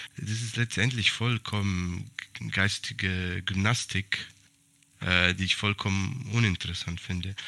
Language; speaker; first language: German; early bilingual, other home language; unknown